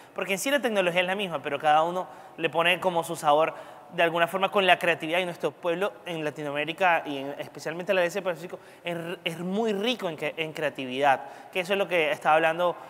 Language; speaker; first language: Spanish; native; Spanish